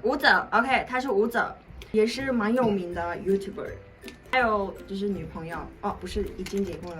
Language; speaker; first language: Chinese; non-native, fluent; Mongolian